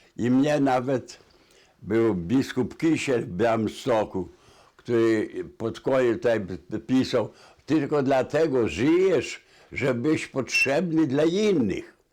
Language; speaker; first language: Polish; native; Polish